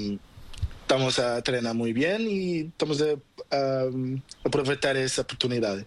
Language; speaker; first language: Spanish; non-native, learner; Portuguese